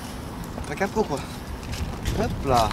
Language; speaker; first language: French; native; French